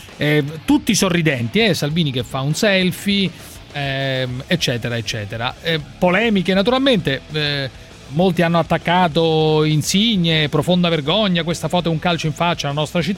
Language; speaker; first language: Italian; native; Italian